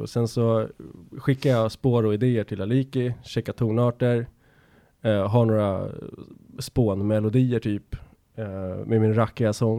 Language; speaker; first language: Swedish; native; Swedish